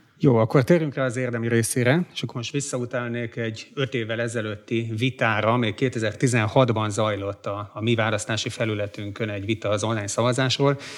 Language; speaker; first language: Hungarian; native; Hungarian